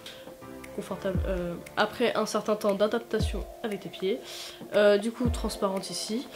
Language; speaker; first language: French; native; French